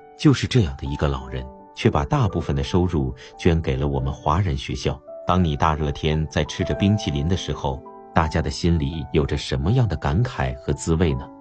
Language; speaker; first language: Chinese; native; Chinese